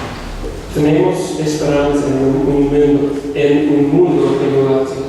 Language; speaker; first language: Spanish; non-native, fluent; English